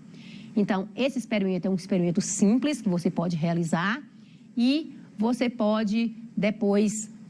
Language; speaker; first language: Portuguese; native; Portuguese